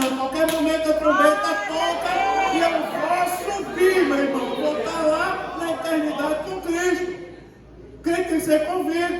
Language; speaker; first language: Portuguese; native; Portuguese